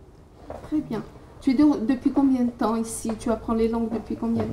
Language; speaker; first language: French; non-native, local second language; Arabic